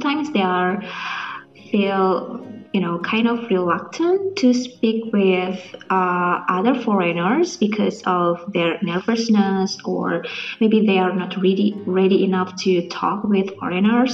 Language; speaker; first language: English; non-native, fluent; Indonesian